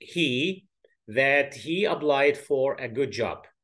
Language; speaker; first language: English; non-native, fluent; Arabic